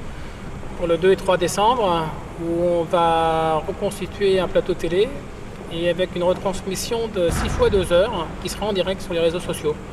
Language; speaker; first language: French; native; French